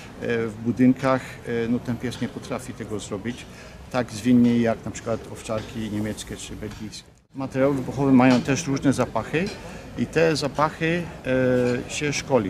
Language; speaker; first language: Polish; early bilingual, heritage; Polish